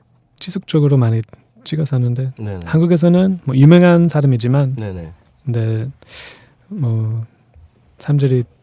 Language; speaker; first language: Korean; non-native, fluent; English